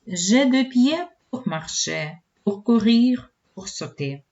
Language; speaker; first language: French; non-native, fluent; Ukrainian